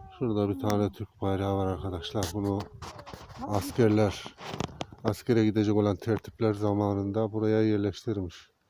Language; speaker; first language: Turkish; native; Turkish